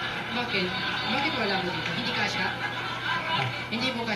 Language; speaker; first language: Filipino; non-native, learner; Japanese